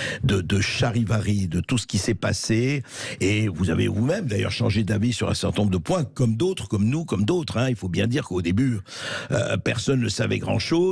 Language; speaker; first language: French; native; French